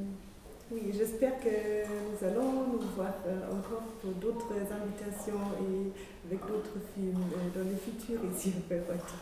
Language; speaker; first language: French; non-native, fluent; German